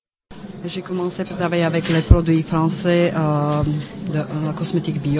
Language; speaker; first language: French; non-native, learner; Czech